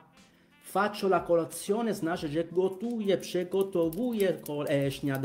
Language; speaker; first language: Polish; non-native, fluent; Italian